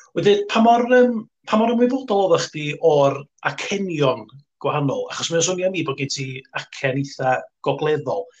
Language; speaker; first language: Welsh; native; Welsh